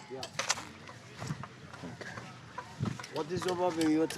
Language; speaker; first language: English; non-native, learner; Swahili